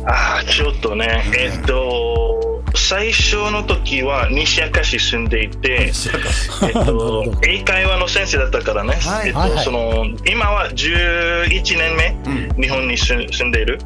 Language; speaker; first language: Japanese; non-native, fluent; English